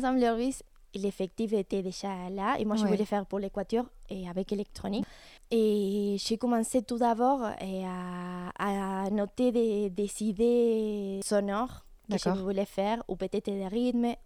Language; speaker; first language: French; non-native, fluent; Spanish